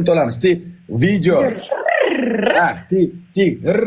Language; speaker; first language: Russian; non-native, learner; Uzbek